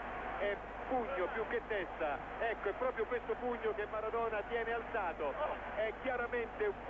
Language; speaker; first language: Italian; native; Italian